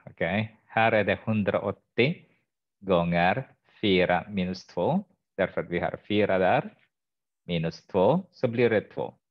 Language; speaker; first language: Swedish; non-native, fluent; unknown